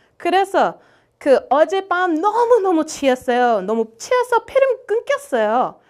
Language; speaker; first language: Korean; non-native, learner; English